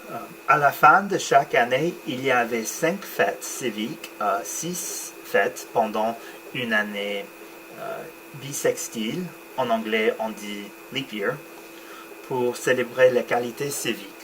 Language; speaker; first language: French; non-native, learner; English